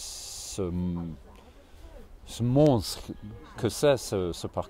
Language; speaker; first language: French; non-native, fluent; Swedish